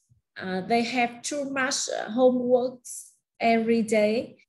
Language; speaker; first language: English; non-native, learner; Vietnamese